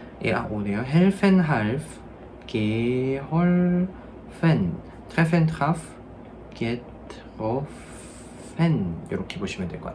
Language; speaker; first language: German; non-native, fluent; Korean